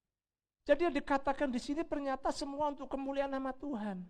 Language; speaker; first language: Indonesian; native; Indonesian